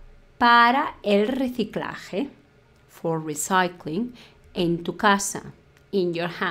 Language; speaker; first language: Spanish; non-native, fluent; English